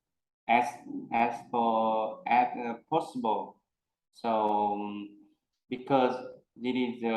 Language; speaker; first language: English; non-native, learner; Vietnamese